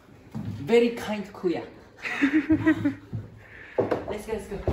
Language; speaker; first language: English; non-native, learner; Japanese